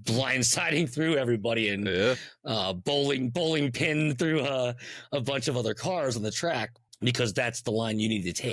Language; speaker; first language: English; native; English